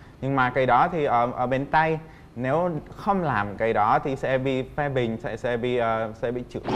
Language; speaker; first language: Vietnamese; non-native, fluent; Czech